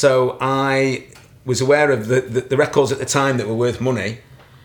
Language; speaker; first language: English; native; English